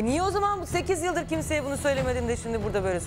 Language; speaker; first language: Turkish; native; Turkish